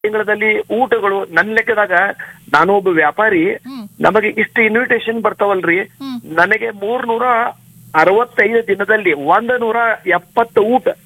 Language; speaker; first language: Kannada; non-native, local second language; Marathi